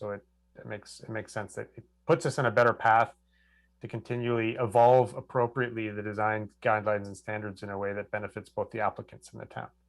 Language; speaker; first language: English; native; English